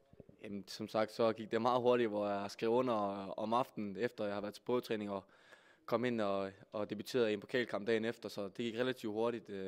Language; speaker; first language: Danish; native; Danish